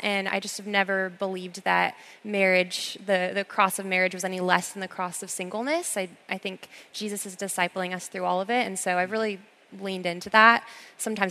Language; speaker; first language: English; native; English